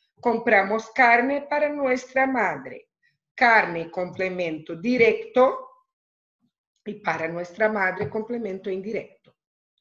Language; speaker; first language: Spanish; non-native, fluent; Portuguese